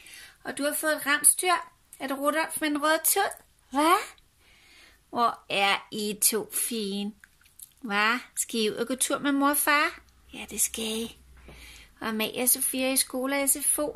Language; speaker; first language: Danish; native; Danish